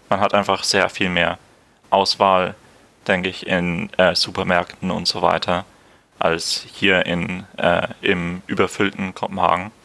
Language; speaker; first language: German; native; German